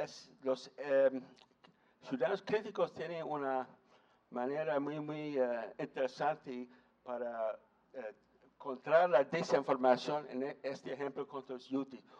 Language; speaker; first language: Spanish; non-native, fluent; English